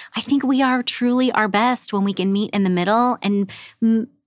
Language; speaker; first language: English; native; English